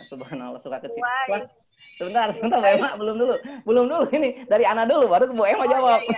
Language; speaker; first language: Indonesian; native; Indonesian